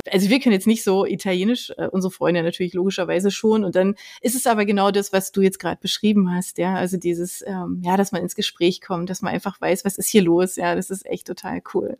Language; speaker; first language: German; native; German